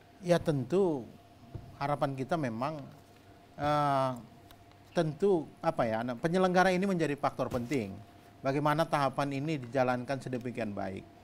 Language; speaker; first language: Indonesian; native; Indonesian